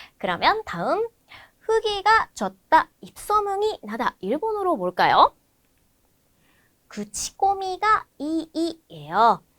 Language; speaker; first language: Korean; non-native, fluent; Japanese